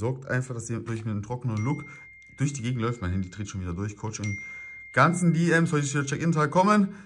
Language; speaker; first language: German; native; German